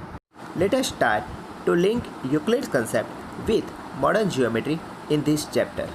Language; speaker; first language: English; non-native, local second language; Gujarati